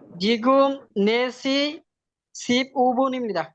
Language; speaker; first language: Korean; non-native, learner; Bangla